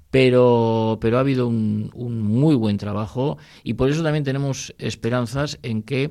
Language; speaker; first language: Spanish; native; Spanish